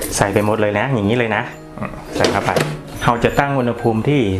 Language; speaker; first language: Thai; non-native, local second language; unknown